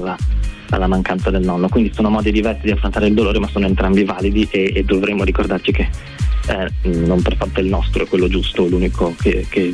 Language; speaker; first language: Italian; native; Italian